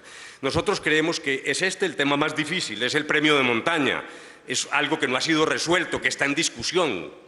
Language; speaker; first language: Spanish; native; Spanish